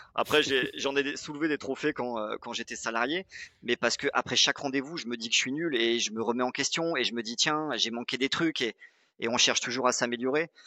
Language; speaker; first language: French; native; French